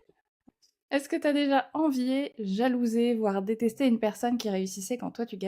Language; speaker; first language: French; native; French